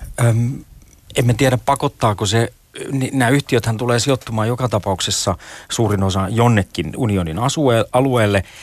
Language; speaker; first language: Finnish; native; Finnish